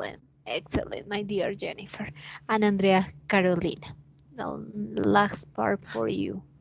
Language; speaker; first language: English; non-native, learner; Spanish